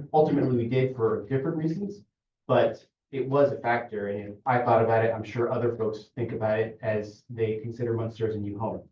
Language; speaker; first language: English; non-native, fluent; Italian